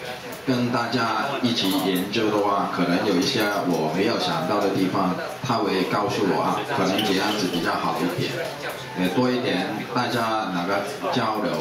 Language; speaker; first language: Chinese; non-native, local second language; Cantonese